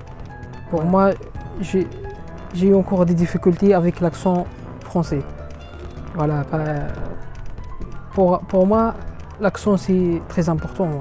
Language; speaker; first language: French; non-native, learner; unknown